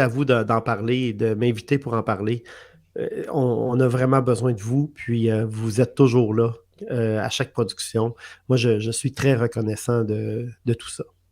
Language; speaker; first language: French; native; French